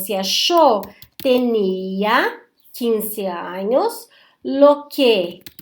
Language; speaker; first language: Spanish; non-native, fluent; Portuguese